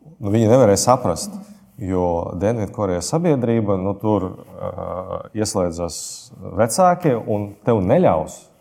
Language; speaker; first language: Latvian; non-native, local second language; Russian